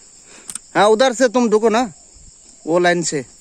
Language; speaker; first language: Hindi; non-native, learner; Bangla